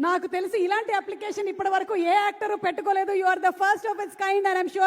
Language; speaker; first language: Telugu; native; Telugu